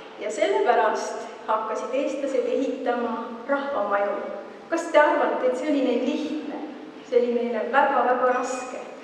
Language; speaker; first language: Estonian; native; Estonian